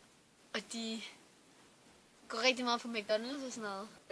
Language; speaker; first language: Danish; native; Danish